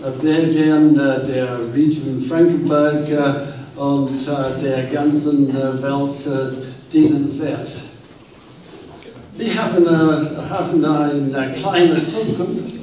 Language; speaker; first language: German; non-native, learner; English